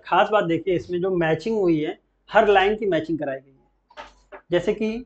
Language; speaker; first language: Hindi; native; Hindi